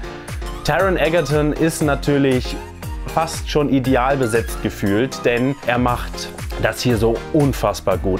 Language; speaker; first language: German; native; German